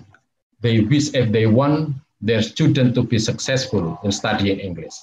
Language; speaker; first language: English; non-native, fluent; Javanese